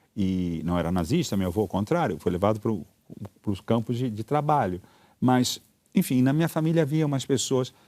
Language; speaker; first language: Portuguese; early bilingual, other home language; Italian